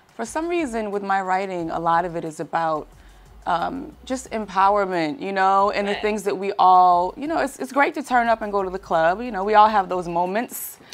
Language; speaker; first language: English; native; English